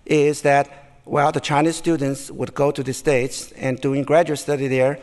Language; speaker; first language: English; non-native, fluent; Chinese